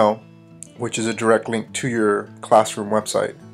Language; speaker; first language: English; native; English